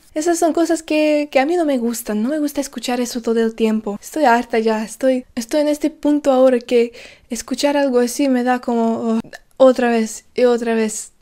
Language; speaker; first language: Spanish; non-native, fluent; Russian